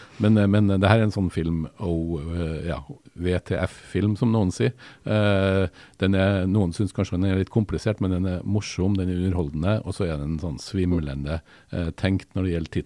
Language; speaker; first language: Norwegian; native; Norwegian